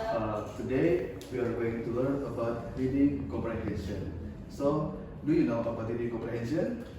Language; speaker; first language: English; non-native, learner; Indonesian